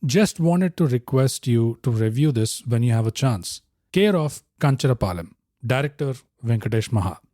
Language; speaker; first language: English; non-native, local second language; Telugu